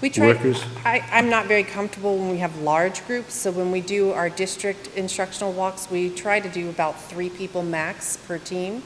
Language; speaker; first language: English; native; English